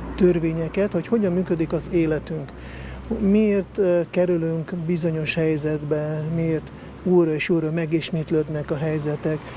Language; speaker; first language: Hungarian; non-native, local second language; Russian